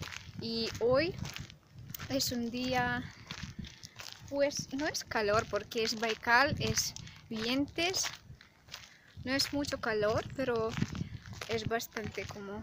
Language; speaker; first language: Spanish; non-native, learner; Russian